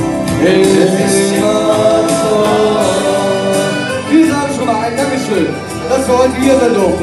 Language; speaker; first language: German; native; German